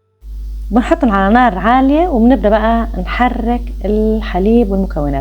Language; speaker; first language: Arabic; native; Arabic